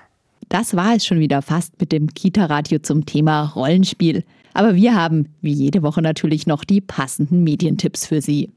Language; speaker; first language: German; native; German